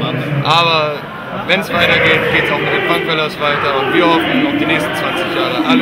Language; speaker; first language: German; native; German